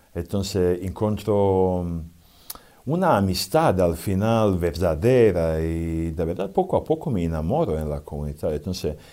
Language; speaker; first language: Spanish; non-native, fluent; Serbian